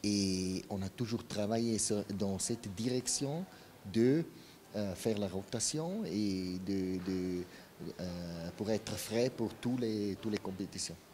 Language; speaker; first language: French; non-native, fluent; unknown